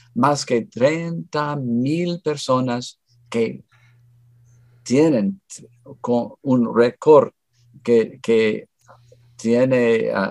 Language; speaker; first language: Spanish; non-native, fluent; English